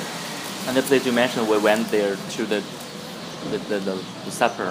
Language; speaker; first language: English; non-native, fluent; Chinese